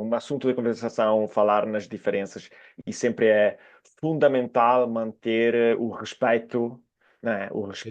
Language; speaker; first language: Portuguese; non-native, fluent; Italian